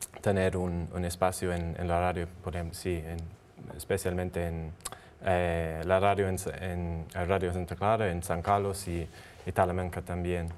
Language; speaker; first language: Spanish; non-native, learner; English